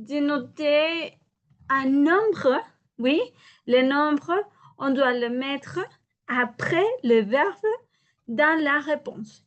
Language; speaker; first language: French; non-native, learner; Spanish